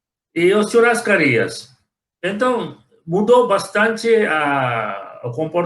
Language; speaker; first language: Portuguese; non-native, fluent; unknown